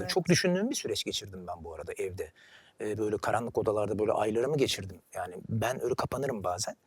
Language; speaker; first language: Turkish; native; Turkish